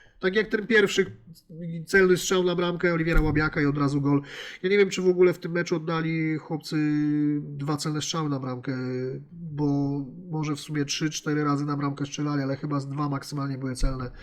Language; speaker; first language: Polish; native; Polish